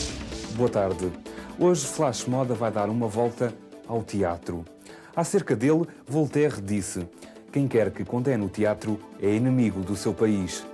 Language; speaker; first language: Portuguese; native; Portuguese